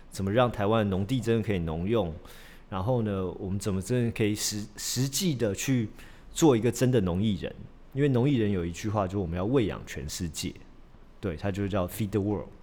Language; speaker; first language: Chinese; early bilingual, heritage; Chinese